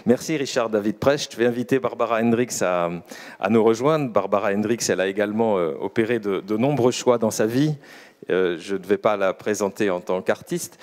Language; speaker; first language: French; native; French